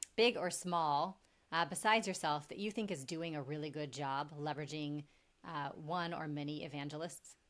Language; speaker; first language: English; native; English